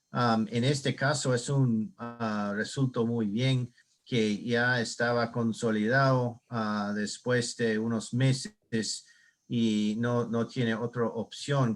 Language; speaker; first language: Spanish; non-native, learner; English